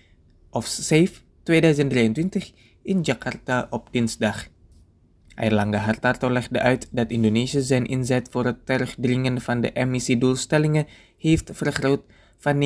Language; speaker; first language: Dutch; non-native, fluent; Indonesian